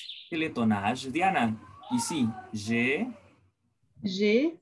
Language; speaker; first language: French; non-native, fluent; Spanish